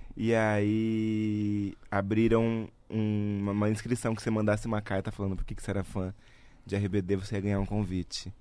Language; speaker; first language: Portuguese; native; Portuguese